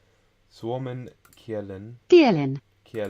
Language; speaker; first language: Finnish; non-native, learner; English